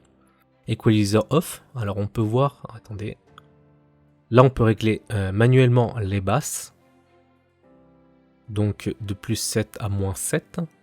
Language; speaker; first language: French; native; French